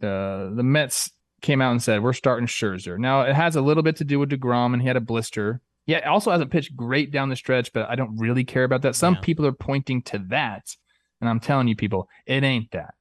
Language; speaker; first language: English; native; English